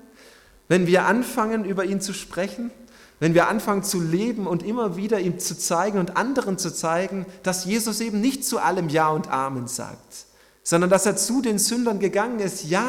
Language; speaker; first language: German; native; German